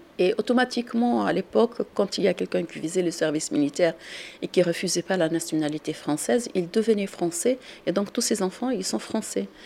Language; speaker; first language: French; non-native, local second language; Arabic